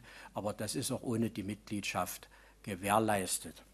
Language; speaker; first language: German; native; German